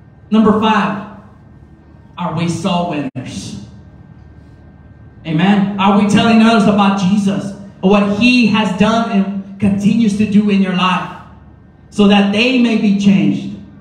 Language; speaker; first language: English; early bilingual, other home language; Spanish